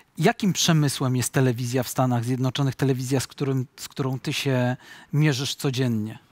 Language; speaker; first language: Polish; native; Polish